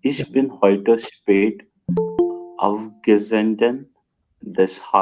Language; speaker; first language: German; non-native, learner; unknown